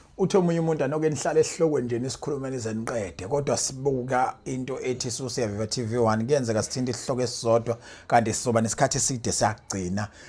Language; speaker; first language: Zulu; native; Zulu